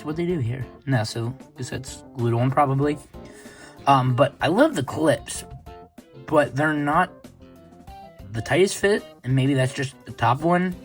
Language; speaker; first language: English; native; English